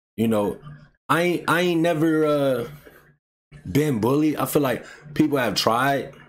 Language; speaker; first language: English; native; English